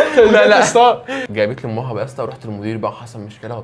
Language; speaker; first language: Arabic; native; Arabic